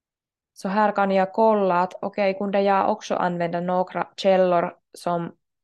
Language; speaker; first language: Swedish; non-native, local second language; Finnish